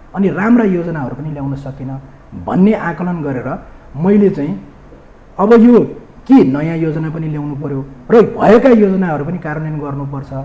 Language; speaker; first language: Nepali; non-native, local second language; Newari